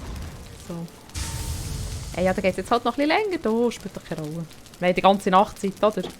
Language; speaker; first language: German; native; German